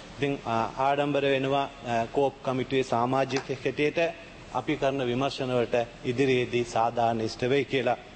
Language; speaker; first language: Sinhala; non-native, local second language; Tamil